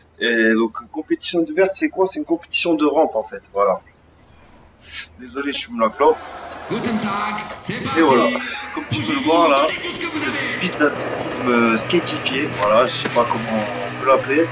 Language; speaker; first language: French; native; French